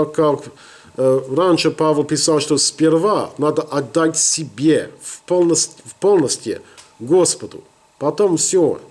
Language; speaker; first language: Russian; non-native, learner; English